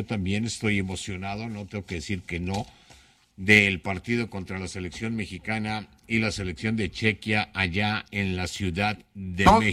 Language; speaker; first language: Spanish; native; Spanish